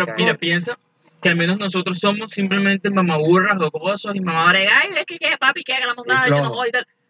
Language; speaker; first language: Spanish; native; Spanish